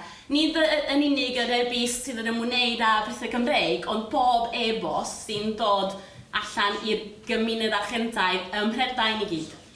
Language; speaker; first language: Welsh; non-native, fluent; Spanish